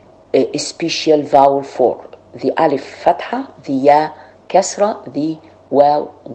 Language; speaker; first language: English; non-native, fluent; Arabic